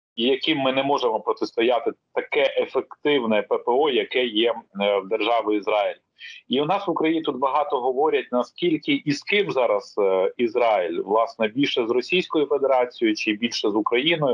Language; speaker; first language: Ukrainian; native; Ukrainian